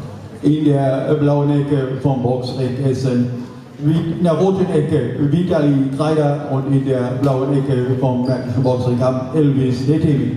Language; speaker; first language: German; native; German